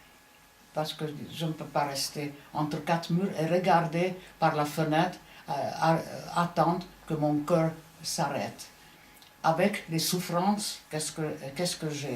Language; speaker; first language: French; non-native, fluent; Hungarian